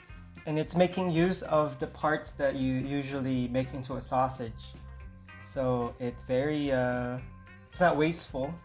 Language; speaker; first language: English; non-native, local second language; Filipino